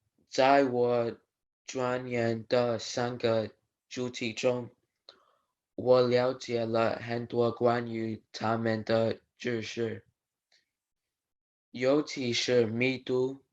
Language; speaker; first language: Chinese; non-native, learner; English